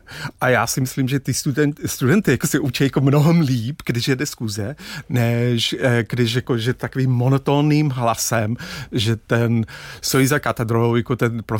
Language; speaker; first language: Czech; non-native, fluent; English